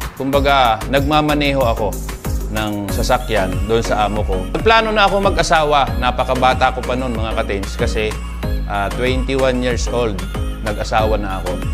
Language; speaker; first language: Filipino; native; Filipino